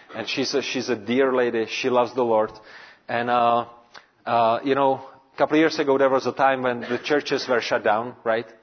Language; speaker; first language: English; non-native, fluent; Czech